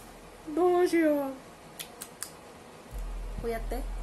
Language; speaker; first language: Japanese; non-native, learner; Filipino